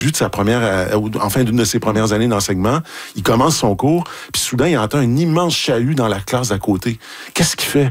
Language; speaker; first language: French; native; French